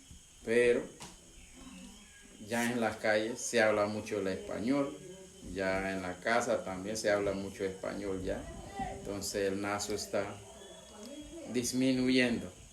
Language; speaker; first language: Spanish; non-native, local second language; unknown